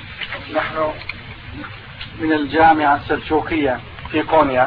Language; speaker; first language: Arabic; non-native, fluent; Turkish